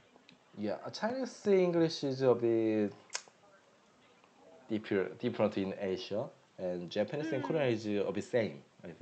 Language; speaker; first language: English; non-native, learner; Korean